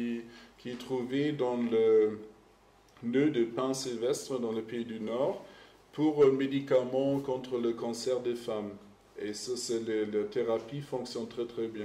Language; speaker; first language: French; non-native, fluent; German